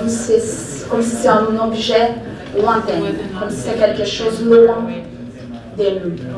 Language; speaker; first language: French; non-native, fluent; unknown